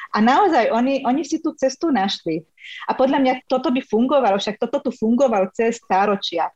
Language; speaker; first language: Slovak; non-native, local second language; Hungarian